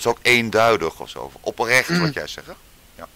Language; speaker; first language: Dutch; native; Dutch